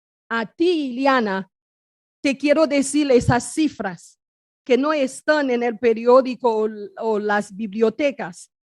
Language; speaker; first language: Spanish; non-native, fluent; Haitian Creole